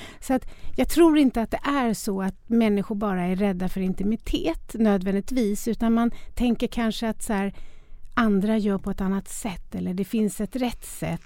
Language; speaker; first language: Swedish; native; Swedish